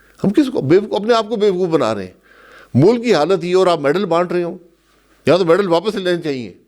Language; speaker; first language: Urdu; non-native, local second language; Pahari-Potwari